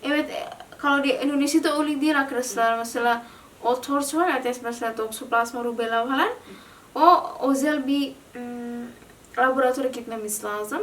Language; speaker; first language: Turkish; non-native, learner; Indonesian